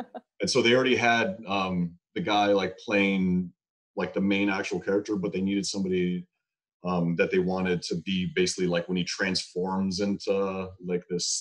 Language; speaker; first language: English; native; English